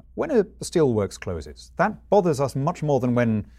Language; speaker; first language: English; native; English